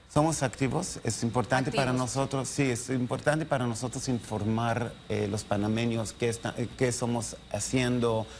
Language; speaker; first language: Spanish; non-native, learner; Hebrew